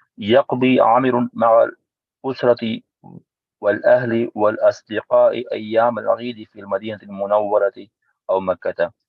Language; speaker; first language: Arabic; non-native, learner; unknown